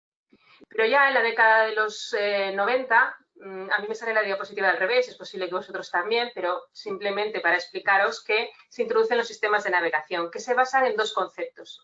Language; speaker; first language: Spanish; native; Spanish